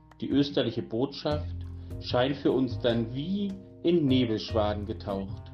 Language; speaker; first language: German; native; German